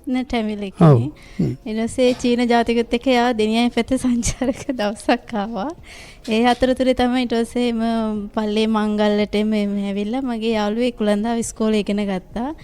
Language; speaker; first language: Sinhala; non-native, local second language; Tamil